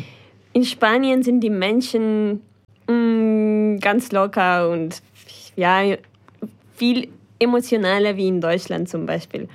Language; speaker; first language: German; non-native, fluent; Ukrainian